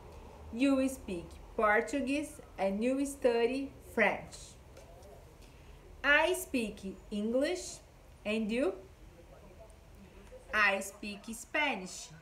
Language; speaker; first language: English; non-native, fluent; Portuguese